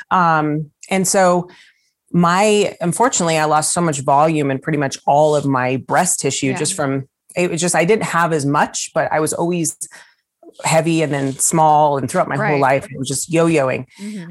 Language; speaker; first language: English; native; English